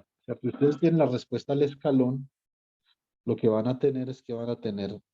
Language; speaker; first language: Spanish; native; Spanish